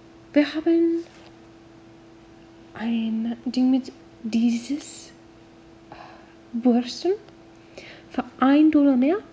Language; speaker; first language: German; non-native, learner; English